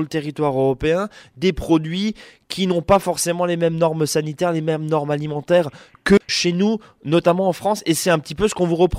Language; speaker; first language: French; native; French